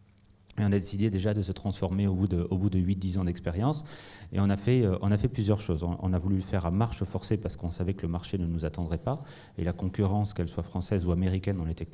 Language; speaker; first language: French; native; French